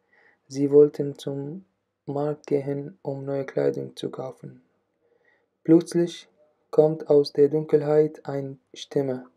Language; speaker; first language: German; non-native, learner; Arabic